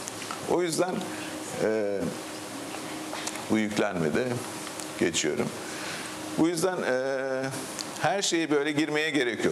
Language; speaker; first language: Turkish; native; Turkish